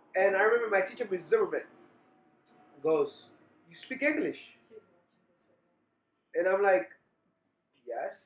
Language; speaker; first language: English; early bilingual, other home language; Spanish